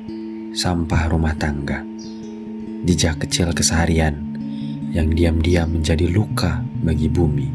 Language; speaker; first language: Indonesian; native; Indonesian